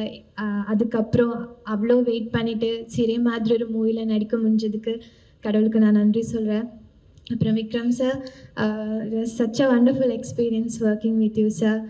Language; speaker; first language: Tamil; non-native, fluent; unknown